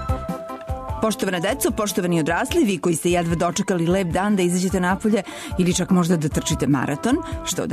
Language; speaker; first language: Serbian; native; Serbian